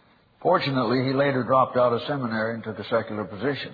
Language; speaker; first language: English; native; English